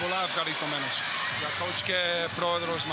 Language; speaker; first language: Greek; non-native, learner; English